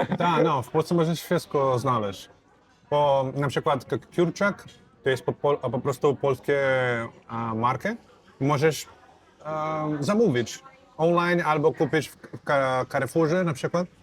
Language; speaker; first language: Polish; non-native, fluent; Portuguese